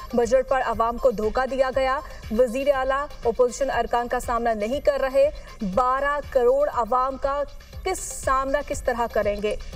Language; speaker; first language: Urdu; native; Urdu